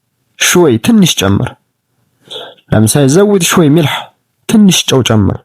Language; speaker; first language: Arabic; non-native, fluent; Amharic